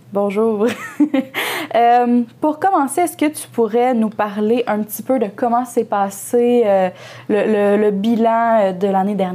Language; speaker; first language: French; native; French